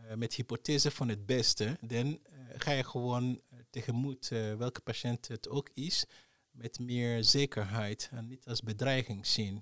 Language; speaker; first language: Dutch; non-native, fluent; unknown